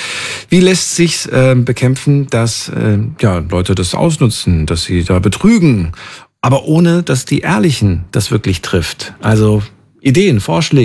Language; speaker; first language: German; native; German